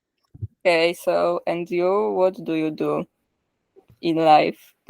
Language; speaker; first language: English; non-native, learner; Polish